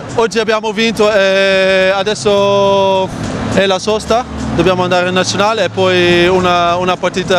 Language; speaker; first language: Italian; non-native, fluent; Dutch